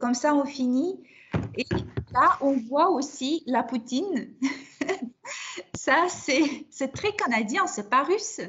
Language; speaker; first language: French; non-native, fluent; Russian